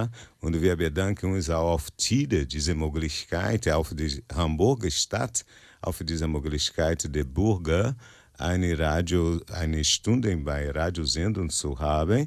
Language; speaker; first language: German; non-native, learner; Portuguese